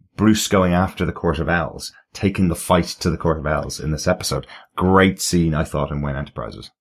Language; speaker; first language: English; native; English